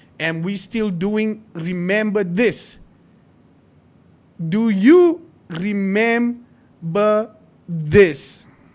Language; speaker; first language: English; non-native, local second language; Afrikaans